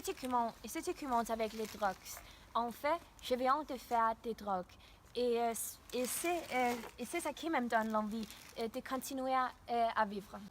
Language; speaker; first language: French; non-native, learner; Danish